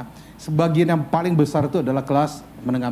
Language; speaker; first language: Indonesian; native; Indonesian